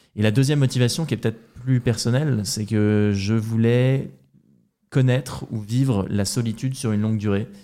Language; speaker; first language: French; native; French